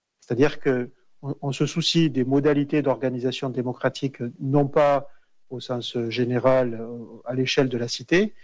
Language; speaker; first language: French; native; French